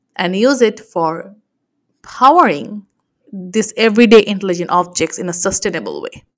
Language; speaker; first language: English; non-native, local second language; Bangla